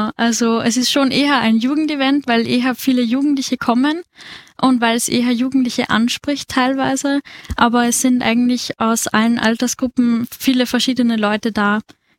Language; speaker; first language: German; native; German